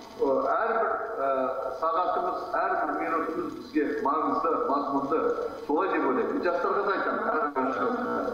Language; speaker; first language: Kazakh; native; Kazakh